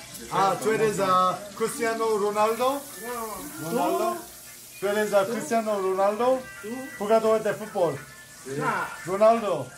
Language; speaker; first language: Spanish; non-native, learner; English